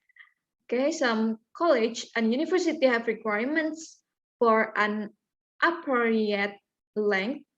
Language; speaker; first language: English; non-native, learner; Indonesian